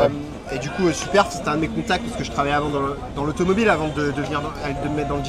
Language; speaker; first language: French; native; French